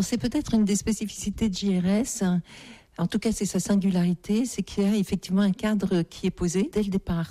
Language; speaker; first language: French; native; French